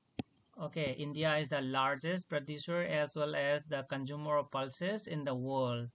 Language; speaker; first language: English; non-native, local second language; Manipuri